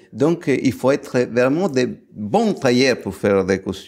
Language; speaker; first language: French; non-native, fluent; Italian